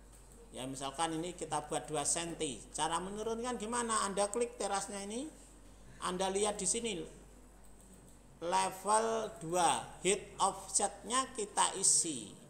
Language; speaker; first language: Indonesian; native; Indonesian